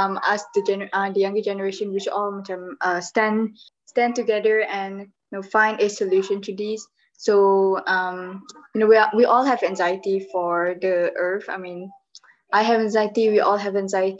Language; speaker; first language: English; non-native, local second language; Malay